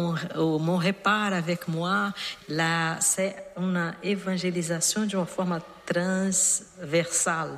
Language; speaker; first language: French; non-native, learner; Portuguese